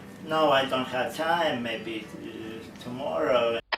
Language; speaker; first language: English; non-native, learner; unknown